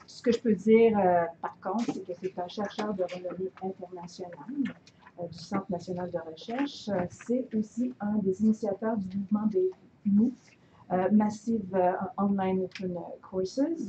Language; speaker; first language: French; native; French